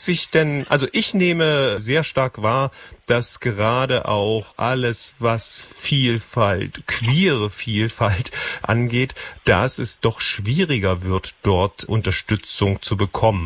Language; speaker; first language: German; native; German